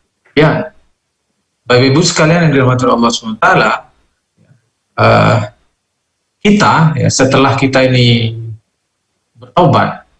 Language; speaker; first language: Indonesian; native; Indonesian